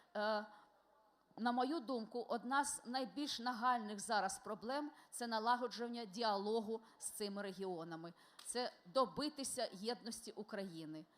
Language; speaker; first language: Ukrainian; non-native, local second language; Russian